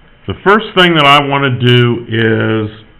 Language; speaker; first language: English; native; English